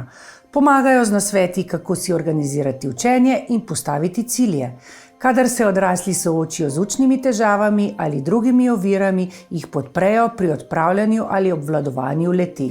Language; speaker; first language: Slovenian; native; Slovenian